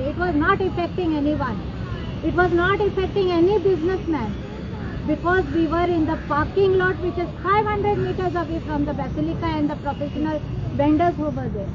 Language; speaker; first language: English; non-native, local second language; Hindi